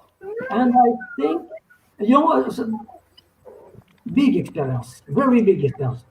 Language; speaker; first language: English; non-native, learner; French